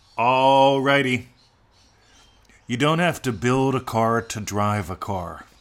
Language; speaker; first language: English; native; English